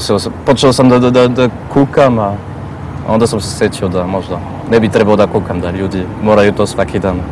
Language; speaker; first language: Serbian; non-native, fluent; French